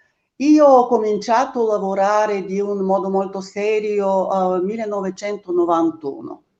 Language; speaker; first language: Italian; non-native, fluent; Bulgarian